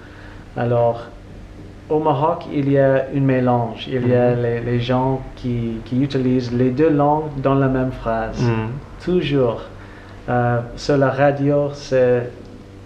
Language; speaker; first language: French; non-native, learner; English